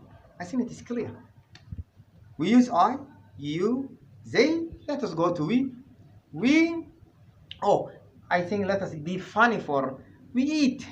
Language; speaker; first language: English; non-native, fluent; Arabic